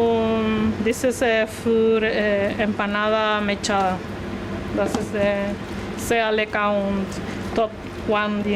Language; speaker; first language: German; non-native, learner; Spanish